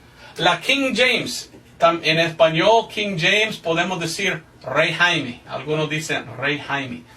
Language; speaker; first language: Spanish; non-native, fluent; English